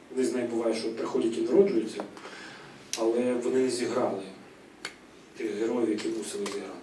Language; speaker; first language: Ukrainian; native; Ukrainian